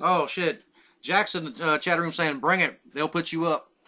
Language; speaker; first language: English; native; English